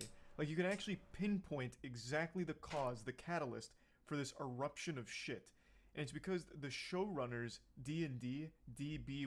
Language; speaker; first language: English; native; English